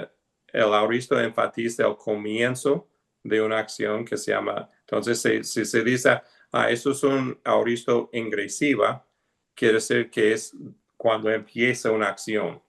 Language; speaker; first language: Spanish; non-native, fluent; English